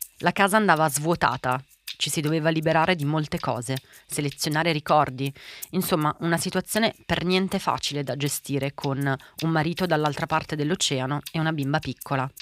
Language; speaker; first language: Italian; early bilingual, other home language; Portuguese